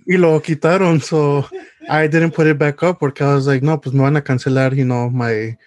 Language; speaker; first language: English; early bilingual, other home language; Spanish